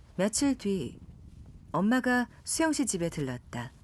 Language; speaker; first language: Korean; native; Korean